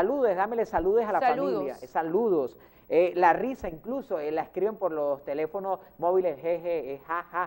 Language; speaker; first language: Spanish; native; Spanish